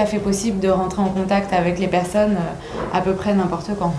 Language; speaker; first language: French; native; French